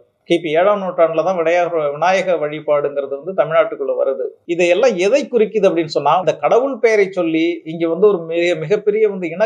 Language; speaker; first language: Tamil; native; Tamil